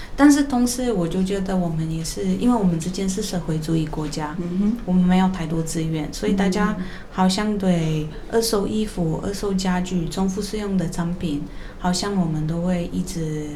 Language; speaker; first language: Chinese; non-native, fluent; Polish